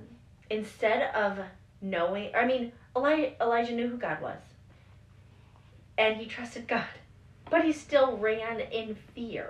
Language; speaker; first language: English; native; English